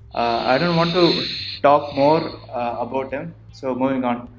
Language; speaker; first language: English; non-native, local second language; Tamil